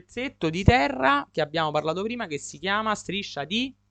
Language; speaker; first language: Italian; native; Italian